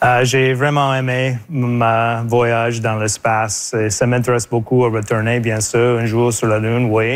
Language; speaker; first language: French; non-native, local second language; English